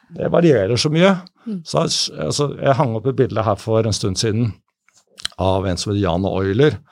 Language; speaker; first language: Norwegian; native; Norwegian